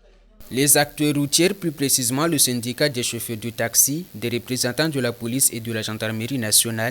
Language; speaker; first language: French; non-native, local second language; Comorian